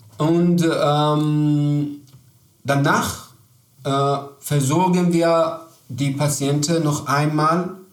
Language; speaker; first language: German; non-native, learner; Persian